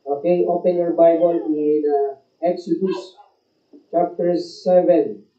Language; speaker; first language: English; non-native, local second language; Filipino